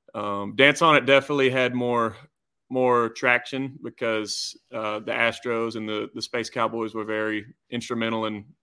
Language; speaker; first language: English; native; English